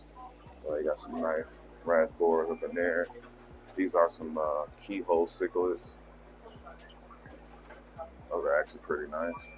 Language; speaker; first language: English; native; English